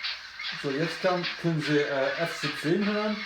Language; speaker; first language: German; non-native, fluent; English